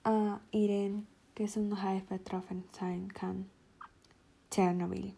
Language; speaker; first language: German; non-native, learner; Spanish